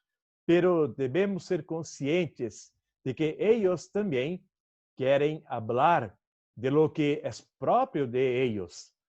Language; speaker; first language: Spanish; non-native, learner; Portuguese